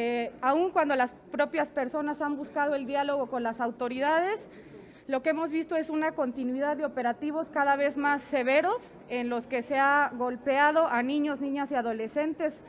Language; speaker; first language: Spanish; native; Spanish